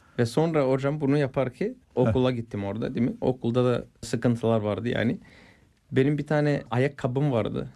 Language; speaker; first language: Turkish; non-native, fluent; Bulgarian